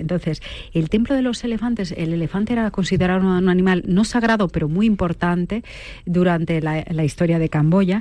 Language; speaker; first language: Spanish; native; Spanish